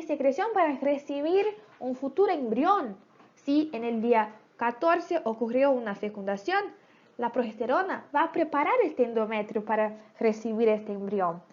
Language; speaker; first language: Spanish; native; Spanish